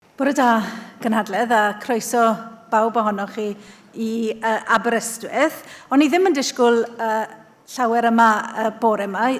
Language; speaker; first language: Welsh; native; Welsh